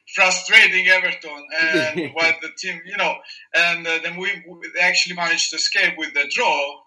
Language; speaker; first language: English; non-native, fluent; Greek